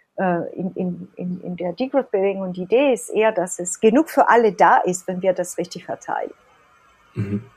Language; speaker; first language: German; non-native, fluent; Italian